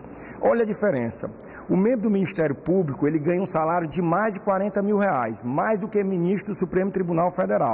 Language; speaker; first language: Portuguese; native; Portuguese